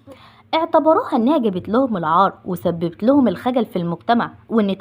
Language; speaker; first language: Arabic; native; Arabic